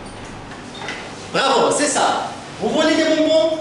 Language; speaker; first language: French; non-native, fluent; Arabic